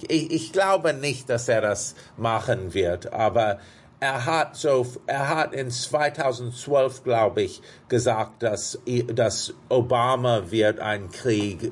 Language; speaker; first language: German; non-native, fluent; English